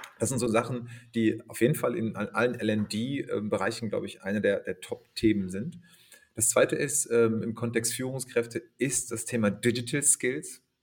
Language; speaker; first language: German; native; German